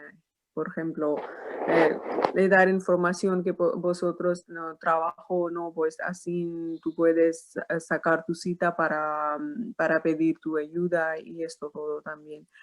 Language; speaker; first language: Spanish; non-native, learner; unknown